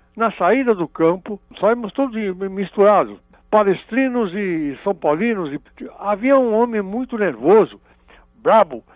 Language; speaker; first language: Portuguese; native; Portuguese